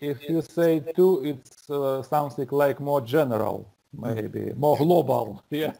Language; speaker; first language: English; non-native, learner; Russian